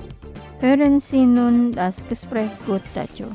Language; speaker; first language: German; non-native, fluent; Indonesian